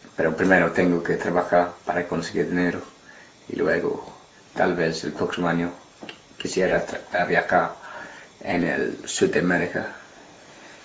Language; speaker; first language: Spanish; non-native, learner; English